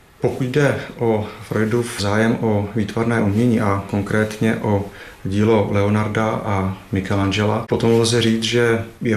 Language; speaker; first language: Czech; native; Czech